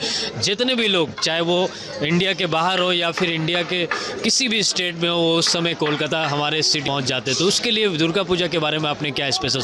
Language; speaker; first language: Hindi; native; Hindi